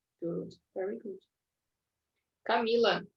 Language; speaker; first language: English; non-native, fluent; Portuguese